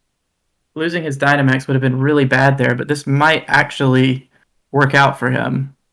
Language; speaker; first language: English; native; English